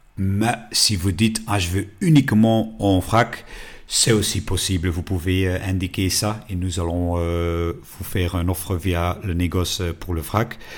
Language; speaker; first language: French; non-native, local second language; Dutch